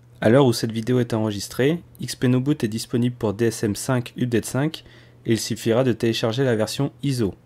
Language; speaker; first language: French; native; French